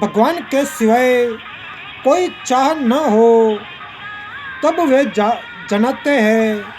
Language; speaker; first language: Hindi; native; Hindi